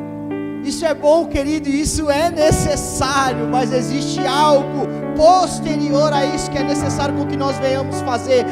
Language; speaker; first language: Portuguese; native; Portuguese